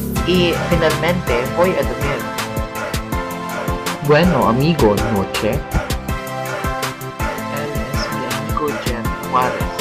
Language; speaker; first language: Spanish; non-native, learner; Waray